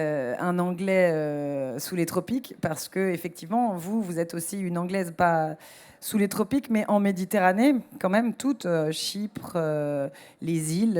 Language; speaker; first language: French; native; French